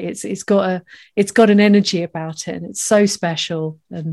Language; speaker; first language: English; native; English